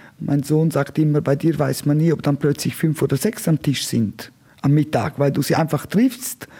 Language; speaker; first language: German; non-native, local second language; Romansh